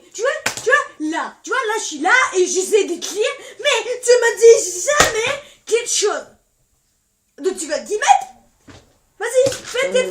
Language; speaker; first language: French; native; French